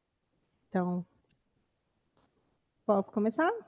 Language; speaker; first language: Portuguese; native; Portuguese